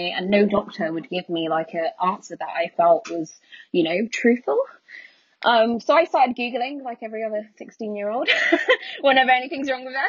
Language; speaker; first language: English; native; English